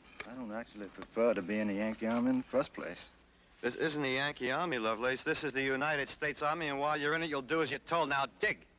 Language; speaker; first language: English; native; English